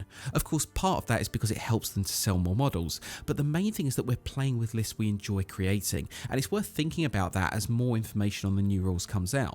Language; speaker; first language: English; native; English